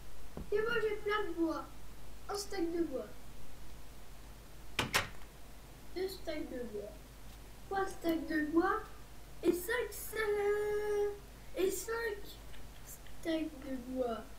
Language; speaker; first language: French; native; French